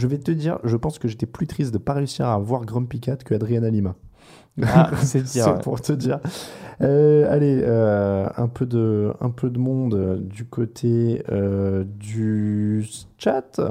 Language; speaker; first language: French; native; French